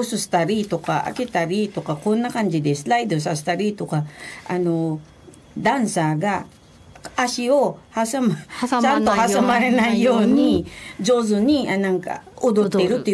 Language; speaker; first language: Japanese; non-native, fluent; Filipino